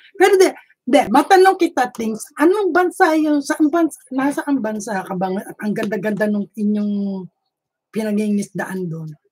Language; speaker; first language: Filipino; native; Filipino